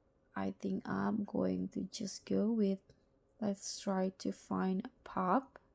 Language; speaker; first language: English; non-native, fluent; Indonesian